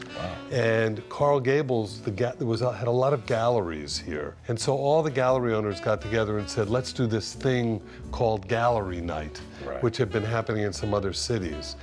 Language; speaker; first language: English; native; English